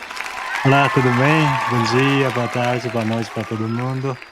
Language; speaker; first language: Portuguese; non-native, fluent; Japanese